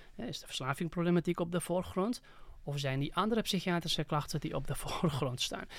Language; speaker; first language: Dutch; non-native, fluent; Spanish